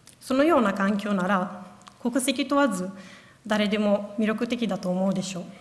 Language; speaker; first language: Japanese; non-native, fluent; Italian